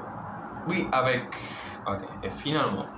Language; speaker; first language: French; non-native, learner; Spanish